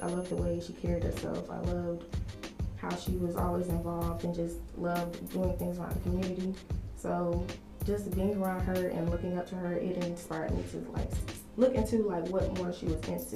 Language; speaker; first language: English; native; English